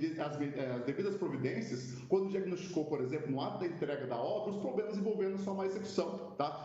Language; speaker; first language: Portuguese; native; Portuguese